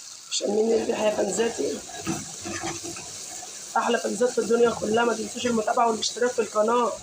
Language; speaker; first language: Arabic; native; Arabic